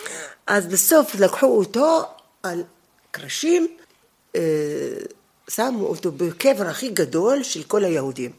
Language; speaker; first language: Hebrew; non-native, fluent; Arabic